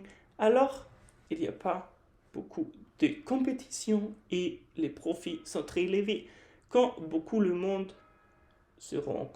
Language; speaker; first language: French; non-native, fluent; German